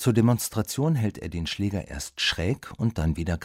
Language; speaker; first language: German; native; German